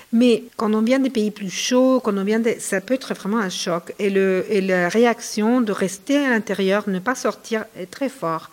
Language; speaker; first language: French; non-native, fluent; Spanish